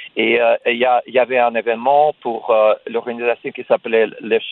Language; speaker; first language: French; non-native, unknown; Russian